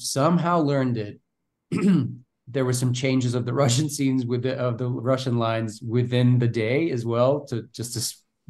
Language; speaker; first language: English; non-native, fluent; Bulgarian